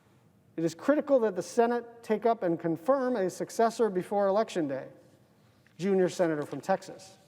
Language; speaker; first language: English; native; English